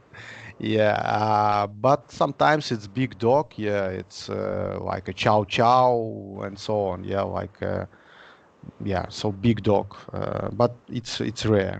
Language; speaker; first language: English; non-native, learner; Russian